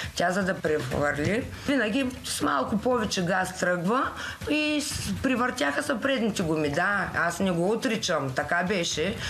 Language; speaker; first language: Bulgarian; native; Bulgarian